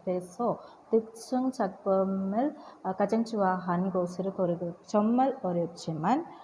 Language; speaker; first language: Korean; non-native, learner; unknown